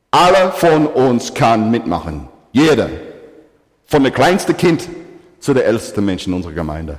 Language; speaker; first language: German; non-native, fluent; English